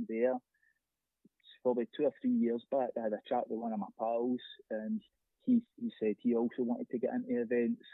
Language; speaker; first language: English; native; English